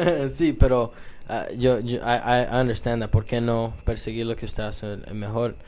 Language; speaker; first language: Spanish; early bilingual, heritage; Spanish